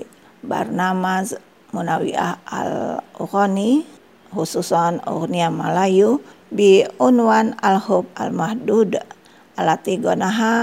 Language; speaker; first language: Arabic; non-native, learner; Indonesian